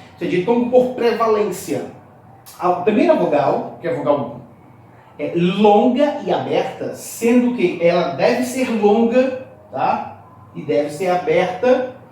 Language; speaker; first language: Portuguese; native; Portuguese